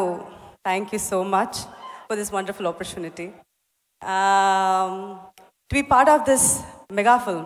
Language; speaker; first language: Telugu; non-native, local second language; Tamil